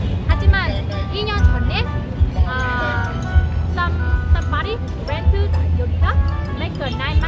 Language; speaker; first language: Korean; non-native, learner; Vietnamese